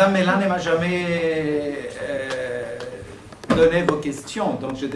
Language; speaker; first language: French; non-native, fluent; Greek